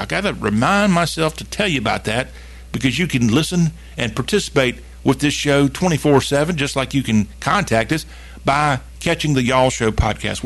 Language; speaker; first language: English; native; English